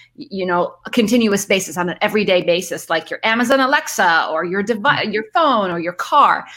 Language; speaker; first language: English; early bilingual, other home language; Arabic